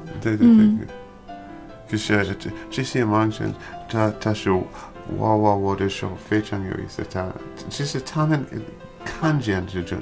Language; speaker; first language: Chinese; non-native, learner; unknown